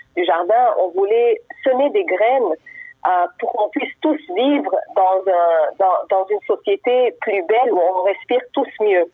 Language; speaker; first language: French; non-native, fluent; Arabic